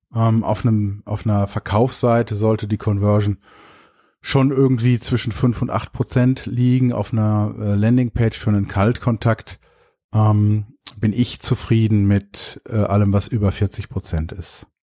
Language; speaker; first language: German; native; German